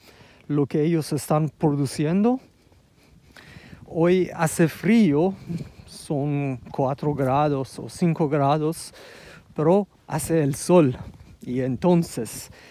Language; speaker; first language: Spanish; non-native, learner; Persian